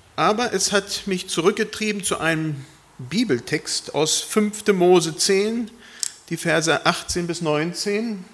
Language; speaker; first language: German; early bilingual, other home language; Spanish